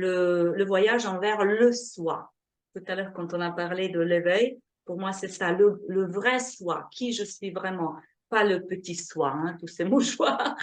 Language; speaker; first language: French; non-native, fluent; Slovenian